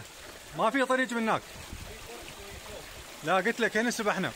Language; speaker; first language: Arabic; native; Arabic